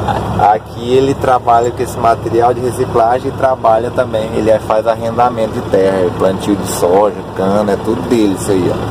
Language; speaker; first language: Portuguese; native; Portuguese